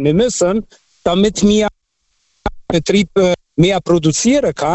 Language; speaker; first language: German; early bilingual, other home language; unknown